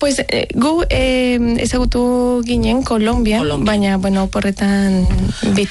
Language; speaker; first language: Basque; non-native, learner; Spanish